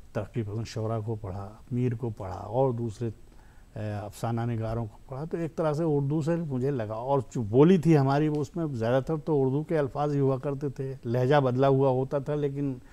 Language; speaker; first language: Hindi; native; Hindi